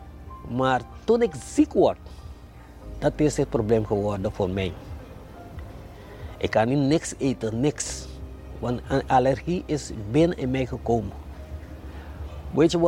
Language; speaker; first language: Dutch; non-native, fluent; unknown